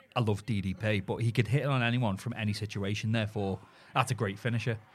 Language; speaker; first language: English; native; English